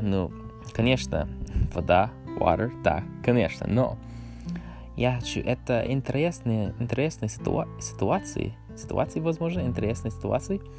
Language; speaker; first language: Russian; non-native, learner; English